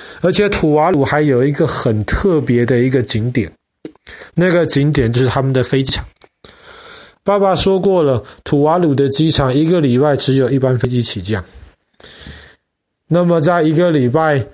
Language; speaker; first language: Chinese; native; Chinese